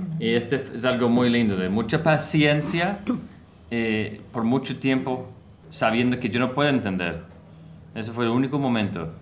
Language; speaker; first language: Spanish; non-native, learner; English